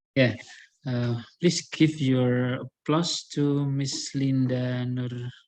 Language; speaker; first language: English; non-native, learner; Indonesian